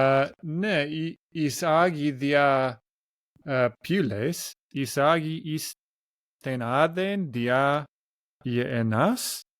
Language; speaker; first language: Greek; non-native, learner; English